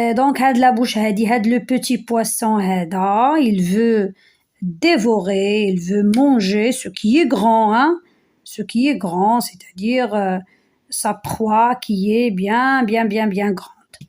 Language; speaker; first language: French; non-native, local second language; Arabic